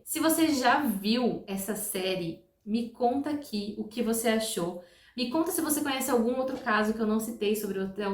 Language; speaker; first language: Portuguese; native; Portuguese